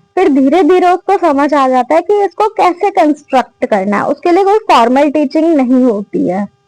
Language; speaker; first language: Hindi; native; Hindi